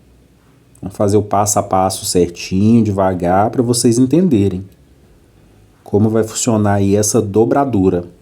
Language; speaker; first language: Portuguese; native; Portuguese